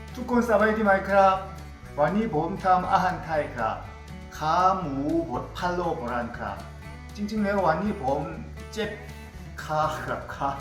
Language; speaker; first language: Thai; non-native, learner; Korean